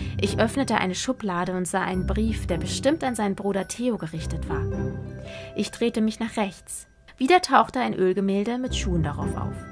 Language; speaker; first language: German; non-native, fluent; Chinese